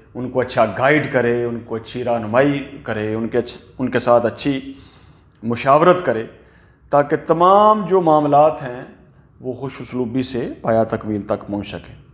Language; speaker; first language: Urdu; non-native, local second language; Punjabi